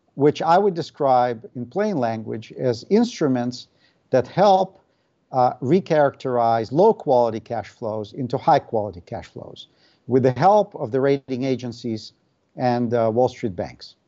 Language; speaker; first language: English; non-native, fluent; Russian